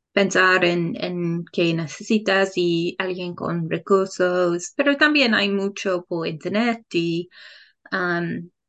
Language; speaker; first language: Spanish; non-native, fluent; English